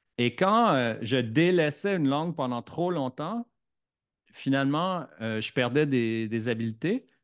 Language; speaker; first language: French; native; French